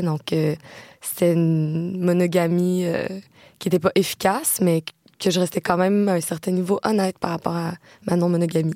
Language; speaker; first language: French; native; French